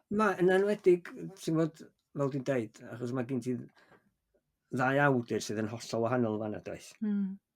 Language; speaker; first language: Welsh; native; Welsh